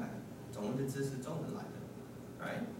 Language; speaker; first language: Chinese; non-native, learner; English